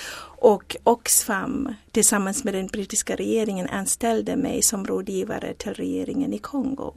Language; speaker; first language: Swedish; non-native, fluent; Zulu